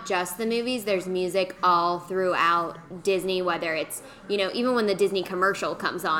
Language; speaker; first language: English; native; English